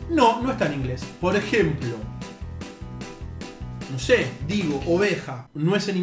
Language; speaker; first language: Spanish; native; Spanish